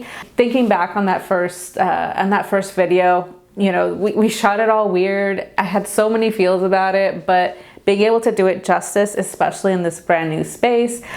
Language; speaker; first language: English; native; English